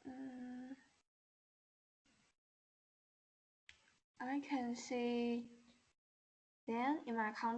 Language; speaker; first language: English; non-native, learner; Chinese